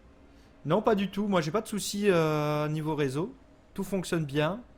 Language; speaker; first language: French; native; French